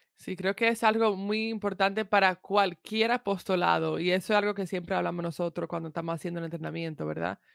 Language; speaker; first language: Spanish; early bilingual, heritage; Spanish